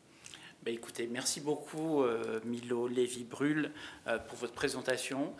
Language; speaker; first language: French; native; French